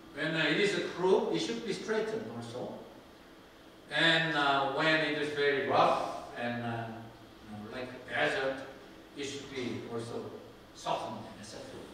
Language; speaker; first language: English; non-native, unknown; Korean